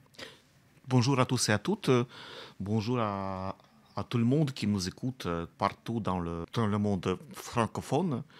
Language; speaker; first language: French; non-native, fluent; Russian